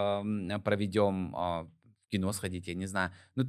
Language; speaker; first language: Russian; native; Russian